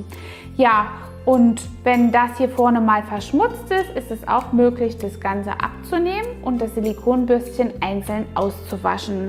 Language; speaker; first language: German; native; German